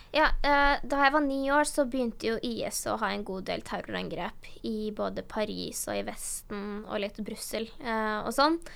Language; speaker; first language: Norwegian; early bilingual, other home language; Urdu